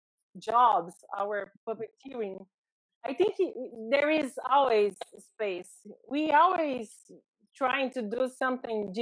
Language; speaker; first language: English; non-native, learner; Portuguese